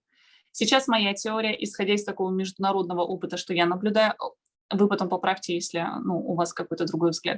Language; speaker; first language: Russian; native; Russian